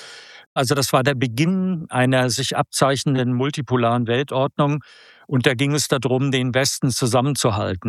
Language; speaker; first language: German; native; German